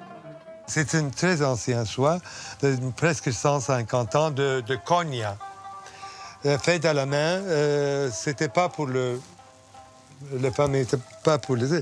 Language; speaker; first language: French; non-native, fluent; Turkish